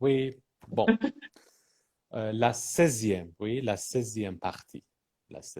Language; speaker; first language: French; non-native, fluent; Persian